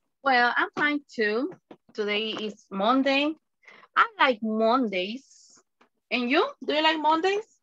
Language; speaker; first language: English; non-native, fluent; Spanish